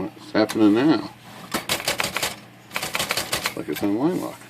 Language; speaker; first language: English; native; English